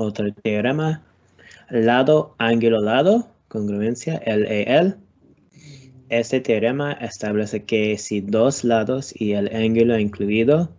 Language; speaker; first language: Spanish; non-native, learner; English